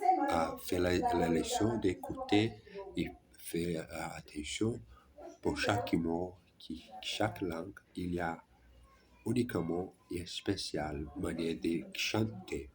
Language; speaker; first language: French; non-native, learner; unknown